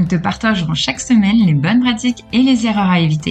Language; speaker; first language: French; native; French